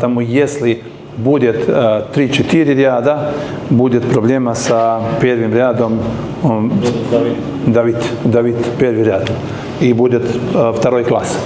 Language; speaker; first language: Russian; non-native, learner; Serbian